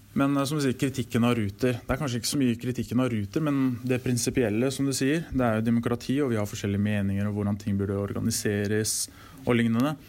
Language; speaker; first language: Norwegian; native; Norwegian